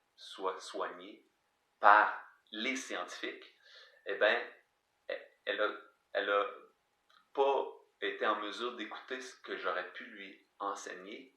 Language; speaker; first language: French; native; French